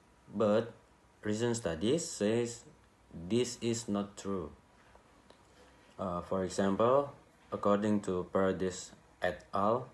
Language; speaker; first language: English; non-native, learner; Indonesian